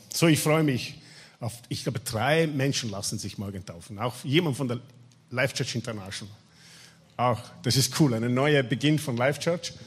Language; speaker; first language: German; non-native, fluent; Italian